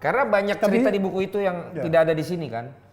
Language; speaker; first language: Indonesian; native; Indonesian